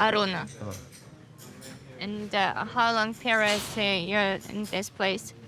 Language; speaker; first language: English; non-native, learner; Ukrainian